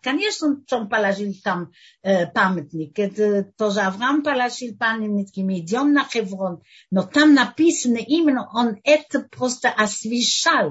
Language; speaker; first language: Russian; early bilingual, heritage; Russian